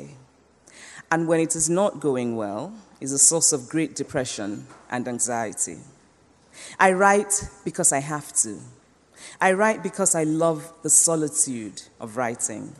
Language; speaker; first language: English; non-native, local second language; Igbo